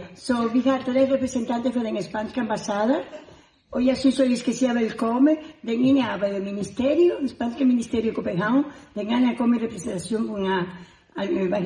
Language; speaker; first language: Danish; non-native, fluent; Spanish